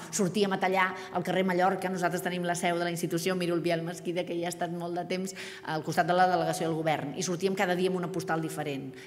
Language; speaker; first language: Catalan; native; Catalan